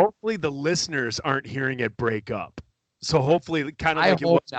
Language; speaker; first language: English; native; English